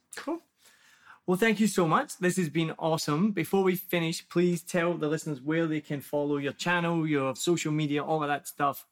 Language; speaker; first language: English; native; English